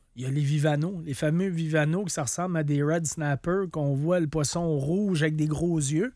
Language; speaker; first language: French; native; French